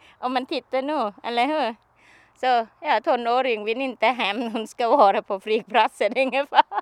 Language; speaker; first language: Swedish; non-native, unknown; Thai